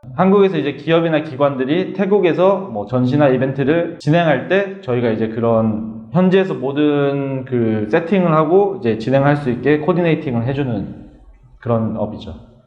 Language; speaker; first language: Korean; native; Korean